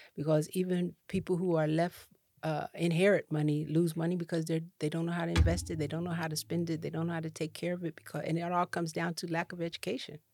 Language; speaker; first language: English; native; English